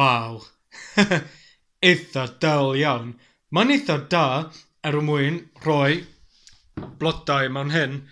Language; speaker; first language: Welsh; non-native, learner; English